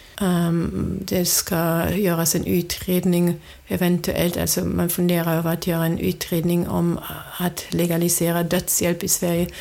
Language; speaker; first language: Swedish; non-native, fluent; German